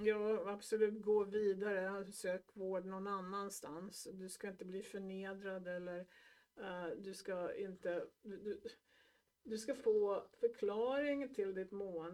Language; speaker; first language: Swedish; native; Swedish